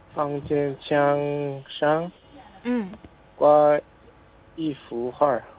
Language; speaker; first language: Chinese; non-native, learner; Korean